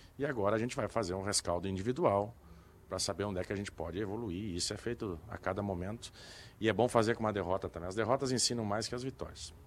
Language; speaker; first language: Portuguese; native; Portuguese